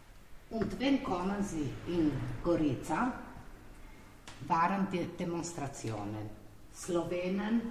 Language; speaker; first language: German; non-native, learner; Slovenian